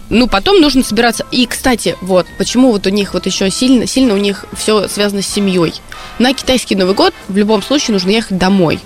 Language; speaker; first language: Russian; native; Russian